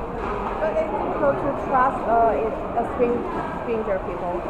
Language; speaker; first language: English; non-native, learner; Chinese